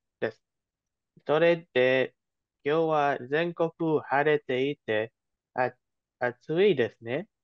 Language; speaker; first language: Japanese; non-native, learner; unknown